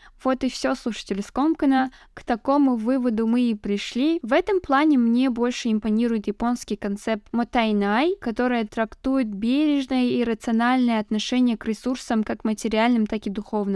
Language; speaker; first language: Russian; native; Russian